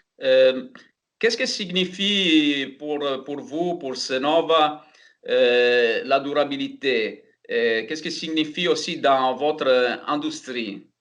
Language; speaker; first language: French; non-native, fluent; Italian